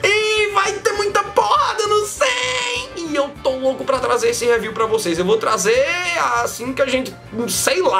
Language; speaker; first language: Portuguese; native; Portuguese